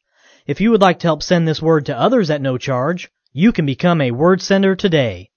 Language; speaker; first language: English; native; English